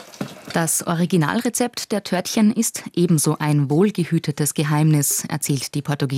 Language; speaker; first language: German; native; German